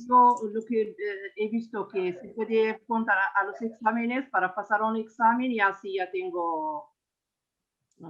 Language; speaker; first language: Spanish; non-native, learner; Arabic